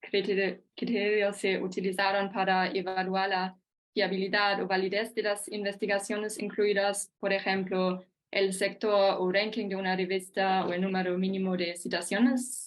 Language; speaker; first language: Spanish; non-native, fluent; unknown